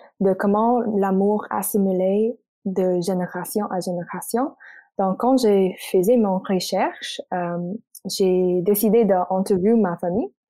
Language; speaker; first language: French; non-native, local second language; English